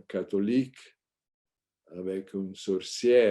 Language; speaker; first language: French; non-native, learner; Italian